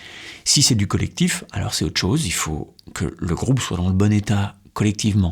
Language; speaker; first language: French; native; French